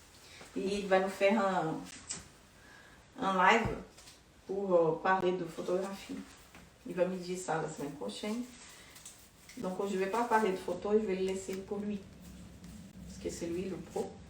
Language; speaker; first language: French; non-native, fluent; Portuguese